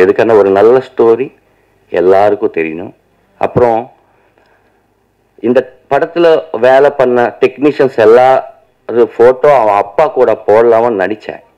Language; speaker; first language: Tamil; non-native, learner; Telugu